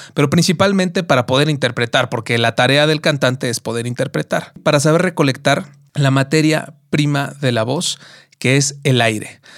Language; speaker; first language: Spanish; native; Spanish